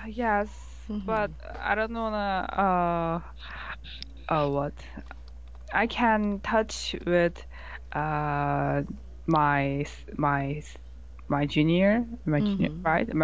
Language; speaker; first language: English; non-native, learner; Korean